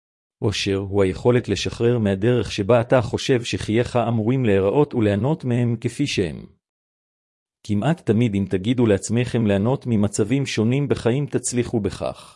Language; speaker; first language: Hebrew; native; Hebrew